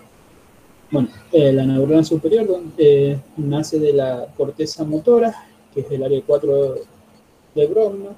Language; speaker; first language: Spanish; native; Spanish